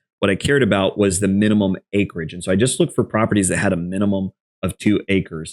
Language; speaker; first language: English; native; English